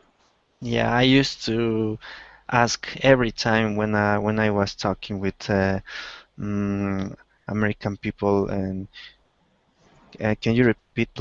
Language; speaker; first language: English; non-native, learner; Spanish